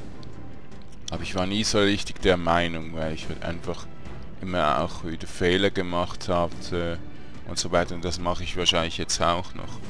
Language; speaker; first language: German; native; German